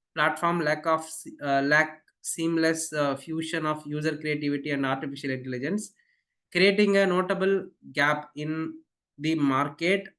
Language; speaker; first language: English; non-native, local second language; Tamil